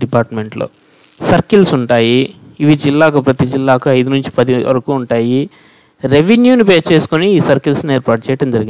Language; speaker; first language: Telugu; native; Telugu